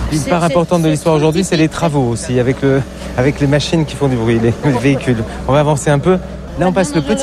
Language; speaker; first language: French; native; French